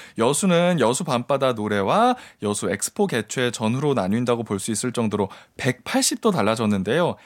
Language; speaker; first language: Korean; native; Korean